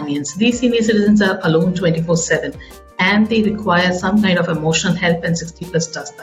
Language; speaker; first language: English; non-native, local second language; Tamil